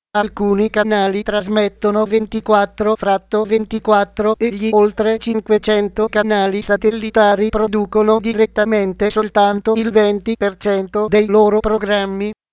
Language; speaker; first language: Italian; non-native, fluent; Arabic